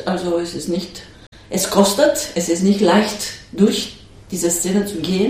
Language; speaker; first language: German; non-native, fluent; Romanian